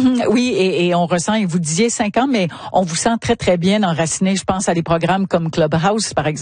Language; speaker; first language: French; native; French